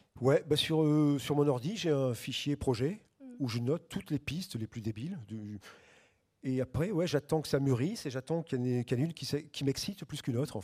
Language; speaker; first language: French; native; French